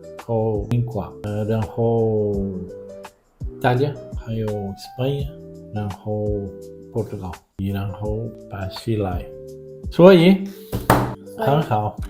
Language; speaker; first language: Chinese; non-native, learner; Portuguese